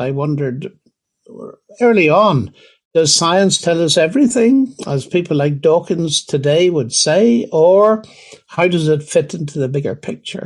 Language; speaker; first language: English; native; English